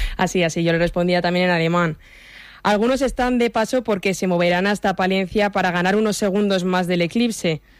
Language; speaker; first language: Spanish; native; Spanish